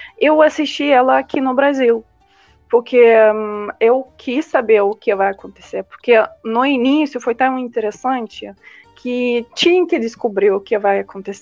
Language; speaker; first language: Portuguese; non-native, fluent; Russian